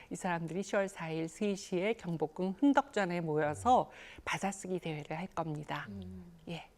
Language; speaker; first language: Korean; native; Korean